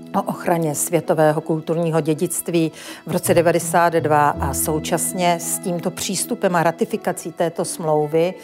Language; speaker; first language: Czech; native; Czech